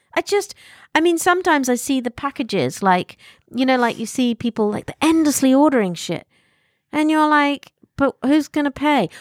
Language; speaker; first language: English; native; English